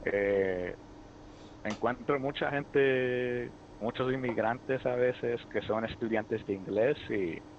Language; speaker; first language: Spanish; early bilingual, heritage; Spanish